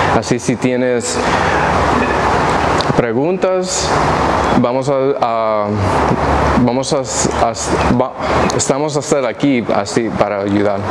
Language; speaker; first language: Spanish; early bilingual, heritage; English